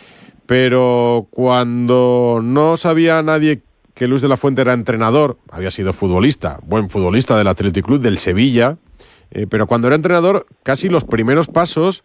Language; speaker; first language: Spanish; native; Spanish